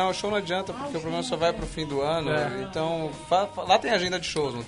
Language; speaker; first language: Portuguese; native; Portuguese